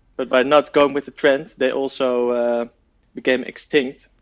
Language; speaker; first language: English; non-native, fluent; Dutch